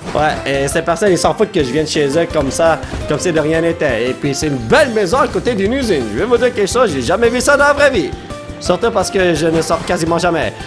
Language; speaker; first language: French; native; French